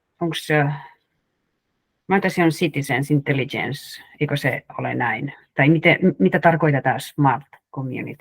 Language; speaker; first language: Finnish; non-native, fluent; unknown